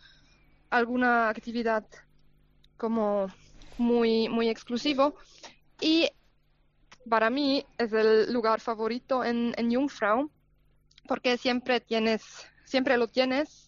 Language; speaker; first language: Spanish; non-native, fluent; German